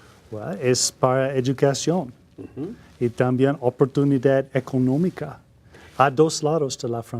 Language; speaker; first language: Spanish; non-native, fluent; English